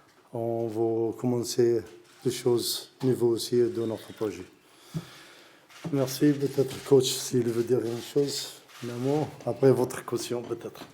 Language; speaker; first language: French; non-native, learner; Arabic